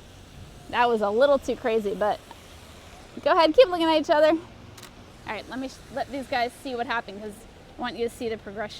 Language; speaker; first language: English; native; English